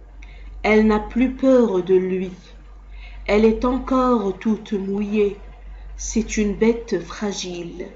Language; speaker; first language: French; non-native, local second language; Arabic